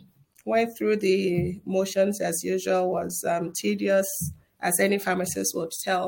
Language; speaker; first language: English; non-native, local second language; Yoruba